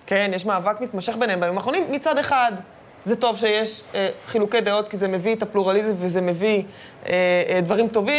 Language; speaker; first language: Hebrew; native; Hebrew